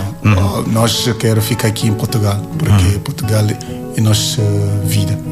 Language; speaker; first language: Portuguese; non-native, learner; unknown